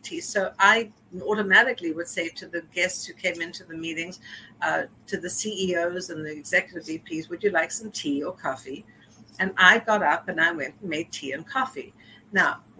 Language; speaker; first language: English; native; English